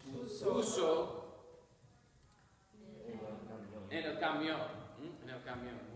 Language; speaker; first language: Spanish; non-native, fluent; English